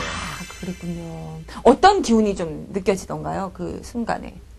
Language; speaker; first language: Korean; native; Korean